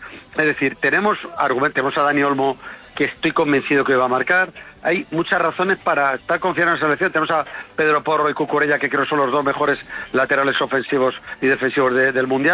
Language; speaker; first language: Spanish; native; Spanish